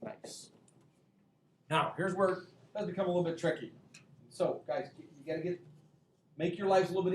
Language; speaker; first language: English; native; English